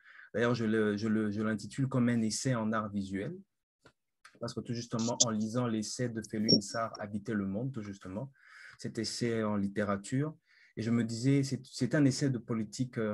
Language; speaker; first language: French; non-native, local second language; Lingala